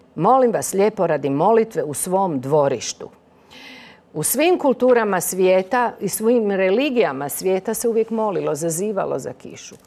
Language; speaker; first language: Croatian; native; Croatian